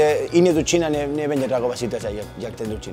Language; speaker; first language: Polish; non-native, learner; Spanish